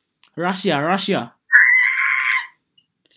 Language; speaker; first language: English; non-native, learner; Indonesian